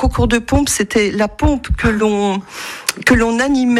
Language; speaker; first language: French; native; French